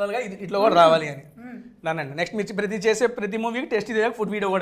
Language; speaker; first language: Telugu; native; Telugu